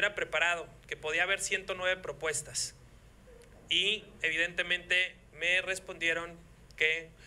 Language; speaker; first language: Spanish; native; Spanish